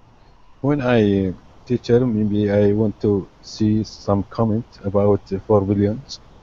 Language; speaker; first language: English; non-native, learner; Arabic